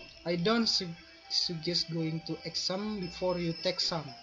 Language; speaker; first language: English; non-native, learner; Indonesian